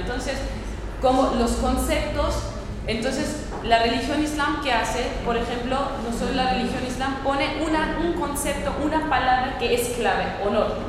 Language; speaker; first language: Spanish; non-native, learner; Kurdish